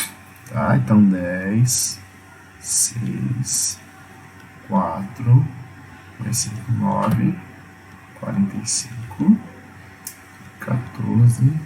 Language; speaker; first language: Portuguese; native; Portuguese